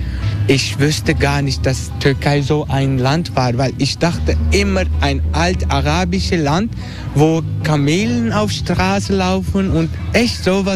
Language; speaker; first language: German; non-native, learner; Turkish